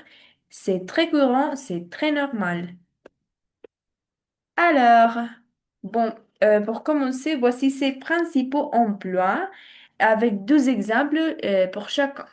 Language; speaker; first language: French; non-native, learner; Spanish